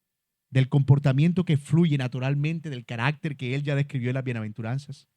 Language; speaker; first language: Spanish; native; Spanish